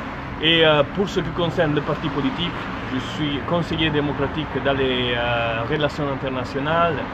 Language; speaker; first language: French; non-native, fluent; Italian